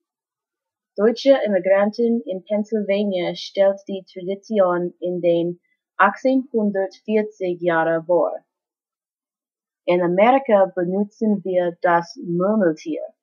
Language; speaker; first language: German; non-native, learner; English